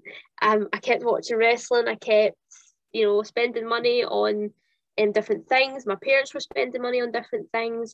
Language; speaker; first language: English; native; English